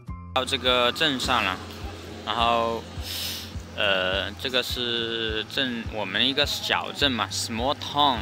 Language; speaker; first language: Chinese; native; Chinese